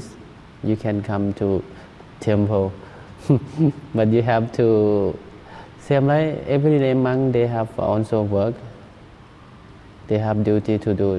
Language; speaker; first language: English; non-native, learner; Thai